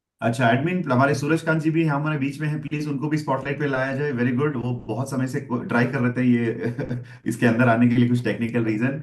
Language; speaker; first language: Hindi; non-native, local second language; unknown